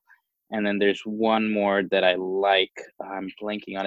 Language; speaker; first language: English; non-native, local second language; Swahili